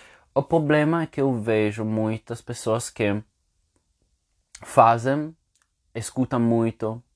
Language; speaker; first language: Portuguese; non-native, fluent; Spanish